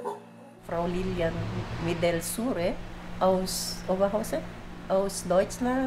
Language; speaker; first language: German; non-native, fluent; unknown